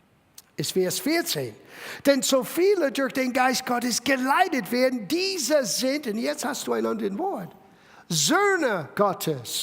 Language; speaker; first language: German; non-native, fluent; English